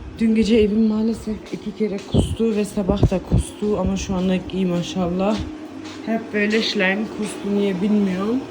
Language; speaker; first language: Turkish; early bilingual, heritage; Turkish